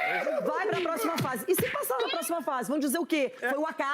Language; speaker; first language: Portuguese; native; Portuguese